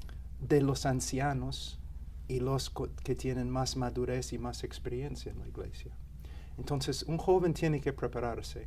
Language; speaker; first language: Spanish; non-native, fluent; English